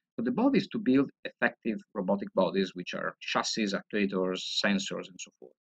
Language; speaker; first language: English; non-native, fluent; Italian